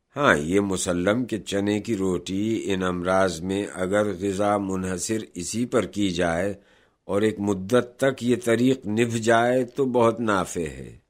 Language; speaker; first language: Urdu; native; Urdu